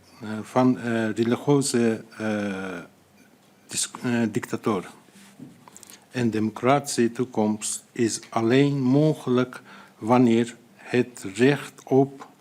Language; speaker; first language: Dutch; non-native, fluent; Azerbaijani